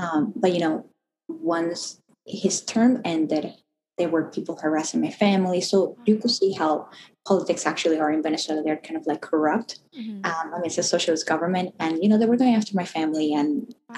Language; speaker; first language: English; non-native, fluent; Spanish